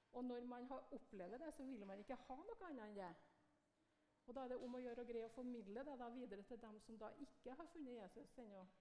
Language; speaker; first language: Norwegian; native; Norwegian